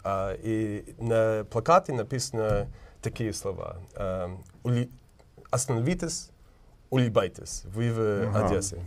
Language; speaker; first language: Russian; non-native, learner; English